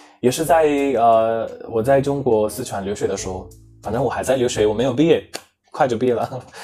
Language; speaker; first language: Chinese; non-native, fluent; Hindi